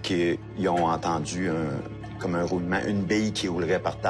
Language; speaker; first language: French; native; French